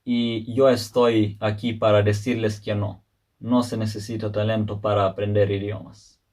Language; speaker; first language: Spanish; non-native, fluent; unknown